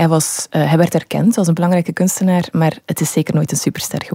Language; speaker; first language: Dutch; native; Dutch